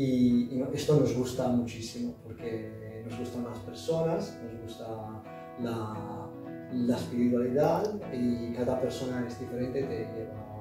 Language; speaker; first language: Spanish; non-native, learner; Italian